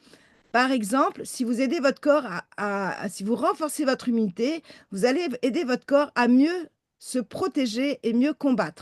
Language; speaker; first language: French; native; French